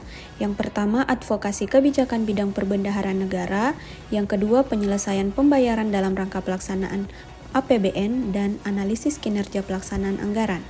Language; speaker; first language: Indonesian; native; Indonesian